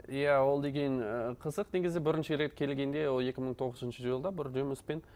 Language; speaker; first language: Kazakh; non-native, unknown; Dutch